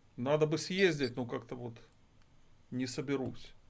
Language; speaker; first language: Russian; native; Russian